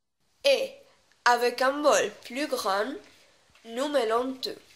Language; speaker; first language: French; non-native, learner; Spanish